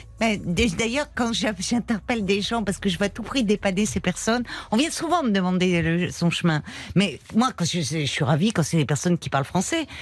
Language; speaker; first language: French; native; French